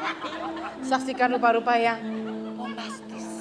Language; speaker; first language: Indonesian; native; Indonesian